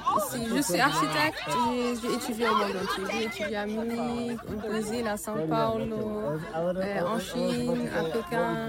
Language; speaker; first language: French; early bilingual, heritage; French